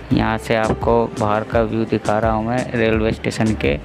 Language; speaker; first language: Hindi; native; Hindi